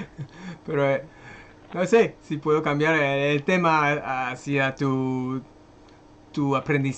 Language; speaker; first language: Spanish; non-native, fluent; French